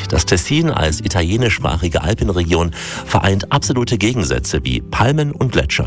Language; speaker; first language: German; native; German